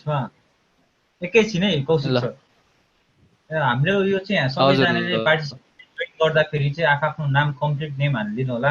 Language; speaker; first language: Nepali; native; Nepali